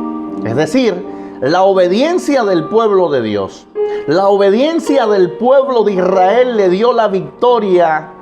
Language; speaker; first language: Spanish; native; Spanish